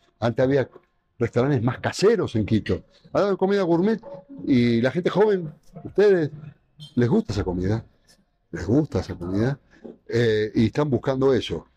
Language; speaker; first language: Spanish; native; Spanish